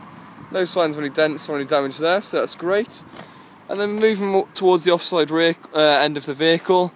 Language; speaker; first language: English; native; English